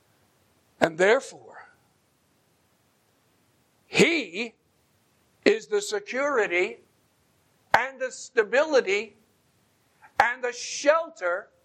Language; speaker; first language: English; native; English